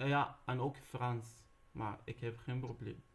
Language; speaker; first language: Dutch; non-native, learner; Arabic